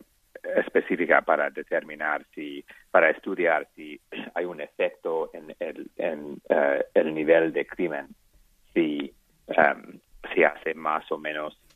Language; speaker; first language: Spanish; non-native, learner; English